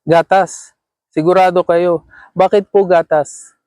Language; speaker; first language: Filipino; non-native, learner; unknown